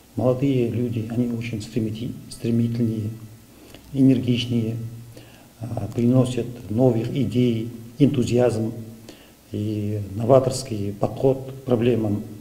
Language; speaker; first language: Russian; non-native, local second language; Kazakh